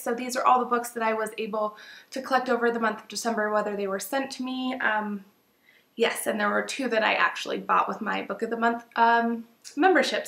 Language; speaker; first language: English; native; English